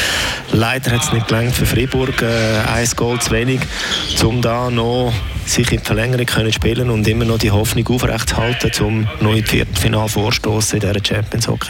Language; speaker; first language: German; native; German